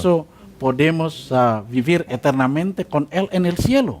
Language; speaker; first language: Spanish; non-native, learner; Indonesian